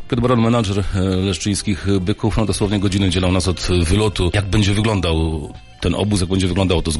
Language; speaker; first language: Polish; native; Polish